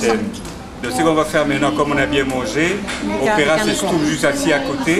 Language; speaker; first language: French; native; French